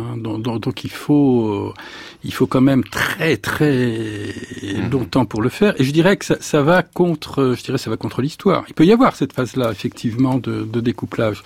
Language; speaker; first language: French; native; French